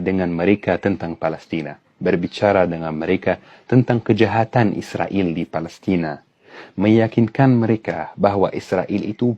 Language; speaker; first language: Indonesian; non-native, fluent; Arabic